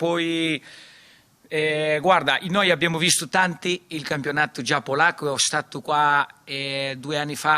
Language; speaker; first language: Italian; non-native, fluent; Portuguese